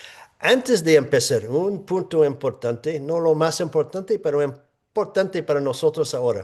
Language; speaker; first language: Spanish; non-native, fluent; English